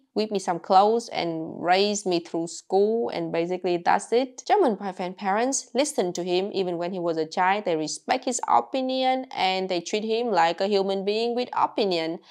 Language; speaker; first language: English; non-native, fluent; Vietnamese